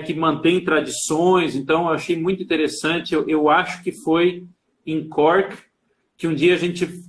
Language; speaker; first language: Portuguese; native; Portuguese